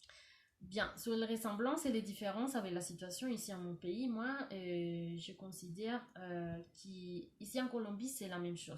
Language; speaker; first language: French; non-native, learner; Spanish